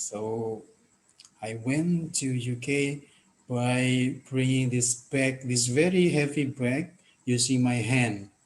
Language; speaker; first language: English; non-native, fluent; Indonesian